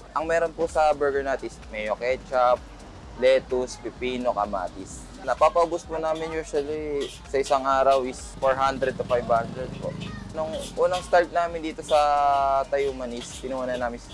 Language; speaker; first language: Filipino; native; Filipino